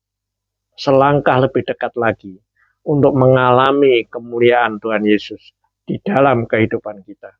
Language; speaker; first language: Indonesian; native; Indonesian